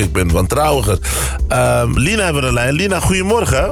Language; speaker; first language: Dutch; native; Dutch